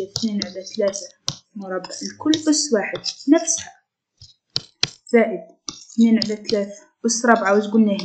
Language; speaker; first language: Arabic; native; Arabic